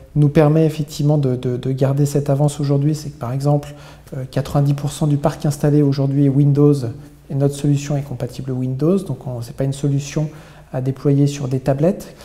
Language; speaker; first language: French; native; French